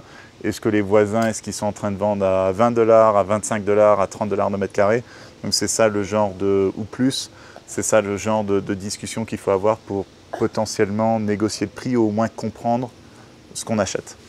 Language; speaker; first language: French; native; French